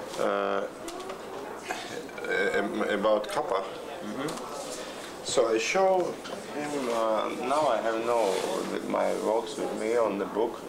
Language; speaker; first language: English; non-native, learner; Russian